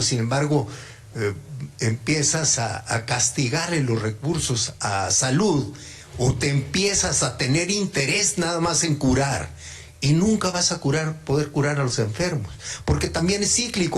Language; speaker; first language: Spanish; native; Spanish